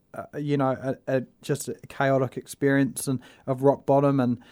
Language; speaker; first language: English; native; English